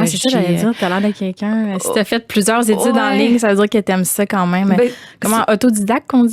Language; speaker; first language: French; native; French